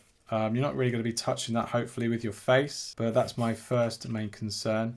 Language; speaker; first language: English; native; English